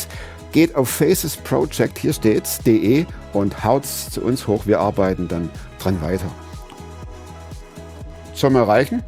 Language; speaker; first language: German; native; German